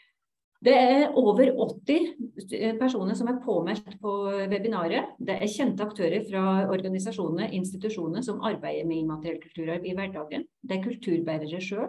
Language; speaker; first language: Norwegian; native; Norwegian